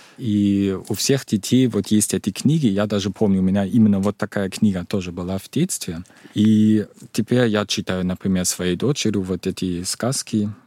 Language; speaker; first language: Russian; non-native, fluent; German